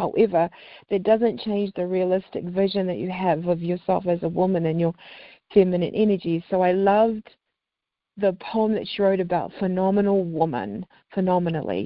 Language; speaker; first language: English; native; English